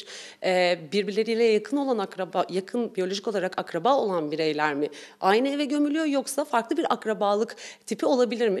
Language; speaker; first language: Turkish; native; Turkish